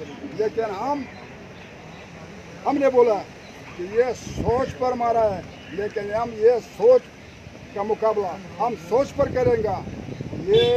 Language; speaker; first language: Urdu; non-native, local second language; Pashto